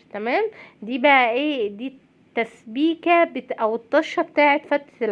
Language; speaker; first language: Arabic; native; Arabic